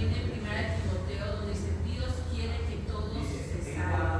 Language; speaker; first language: Spanish; native; Spanish